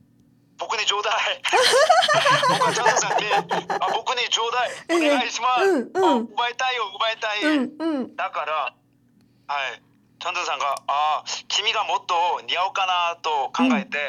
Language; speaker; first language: Japanese; non-native, learner; Korean